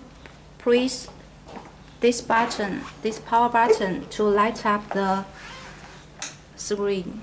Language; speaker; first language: English; non-native, learner; Chinese